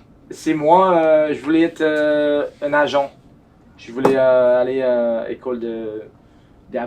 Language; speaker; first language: French; non-native, fluent; English